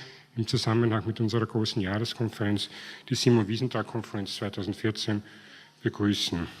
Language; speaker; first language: German; native; German